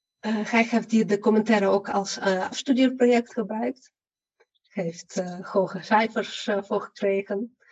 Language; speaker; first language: Dutch; non-native, fluent; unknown